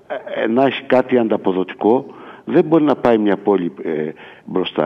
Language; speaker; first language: Greek; native; Greek